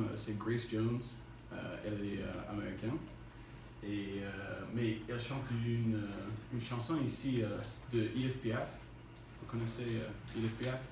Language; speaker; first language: French; non-native, fluent; English